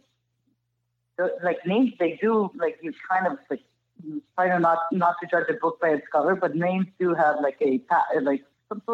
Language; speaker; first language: English; non-native, fluent; Spanish